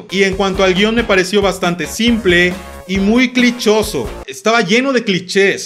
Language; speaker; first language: Spanish; native; Spanish